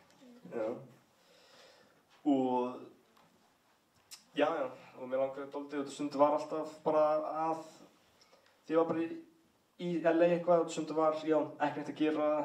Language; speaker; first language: Icelandic; early bilingual, heritage; English